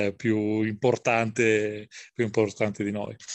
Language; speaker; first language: Italian; native; Italian